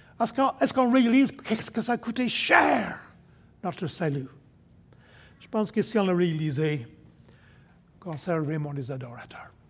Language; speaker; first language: French; non-native, local second language; English